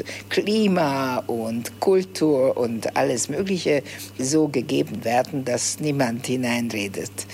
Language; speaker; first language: German; early bilingual, heritage; Hungarian